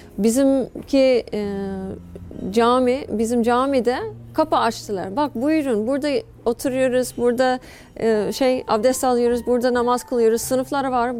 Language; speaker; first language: Turkish; non-native, fluent; English